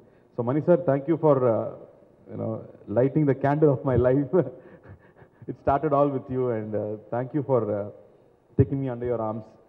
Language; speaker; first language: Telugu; non-native, learner; Tamil